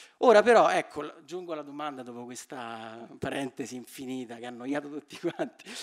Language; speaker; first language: Italian; native; Italian